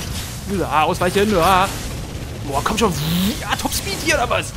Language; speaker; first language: German; native; German